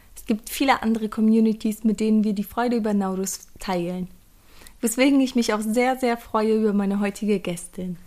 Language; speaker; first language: German; early bilingual, other home language; Persian